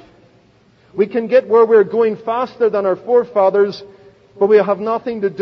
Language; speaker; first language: English; native; English